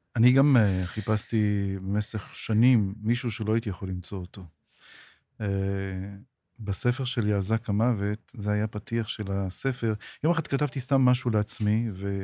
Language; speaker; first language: Hebrew; native; Hebrew